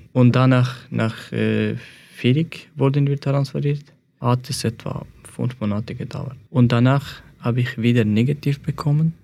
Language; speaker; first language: German; non-native, fluent; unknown